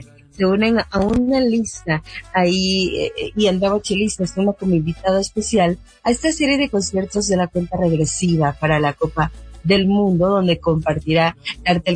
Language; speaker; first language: Spanish; native; Spanish